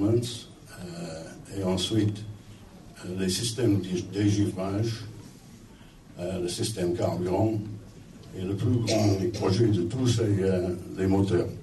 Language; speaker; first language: French; non-native, fluent; English